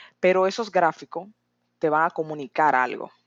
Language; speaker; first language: Spanish; native; Spanish